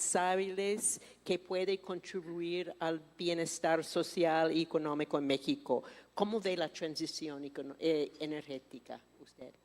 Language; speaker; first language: Spanish; non-native, fluent; English